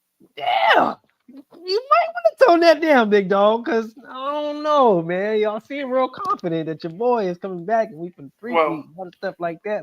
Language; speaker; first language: English; native; English